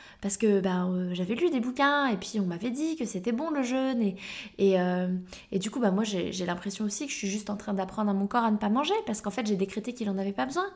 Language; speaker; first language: French; native; French